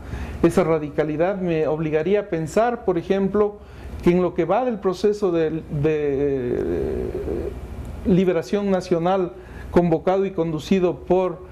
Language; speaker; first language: Spanish; native; Spanish